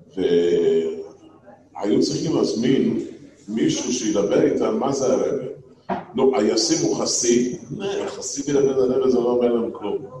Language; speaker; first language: Hebrew; non-native, fluent; English